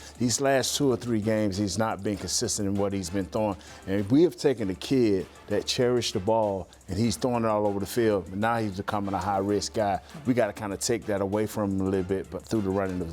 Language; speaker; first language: English; native; English